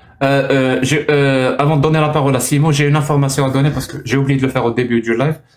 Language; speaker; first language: French; non-native, local second language; Arabic